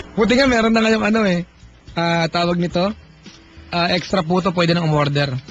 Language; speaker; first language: Filipino; native; Filipino